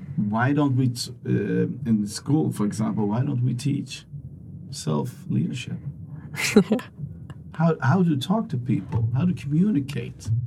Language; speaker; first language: English; non-native, fluent; Swedish